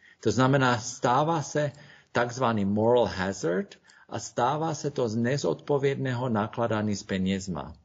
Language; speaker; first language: Czech; non-native, fluent; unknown